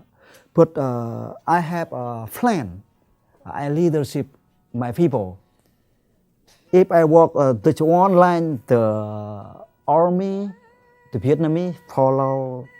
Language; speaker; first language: English; non-native, learner; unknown